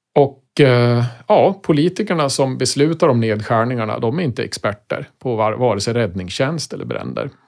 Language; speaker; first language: Swedish; native; Swedish